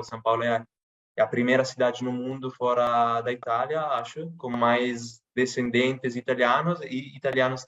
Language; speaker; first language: Portuguese; non-native, fluent; Italian